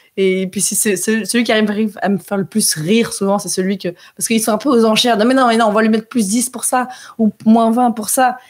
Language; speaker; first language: French; early bilingual, heritage; French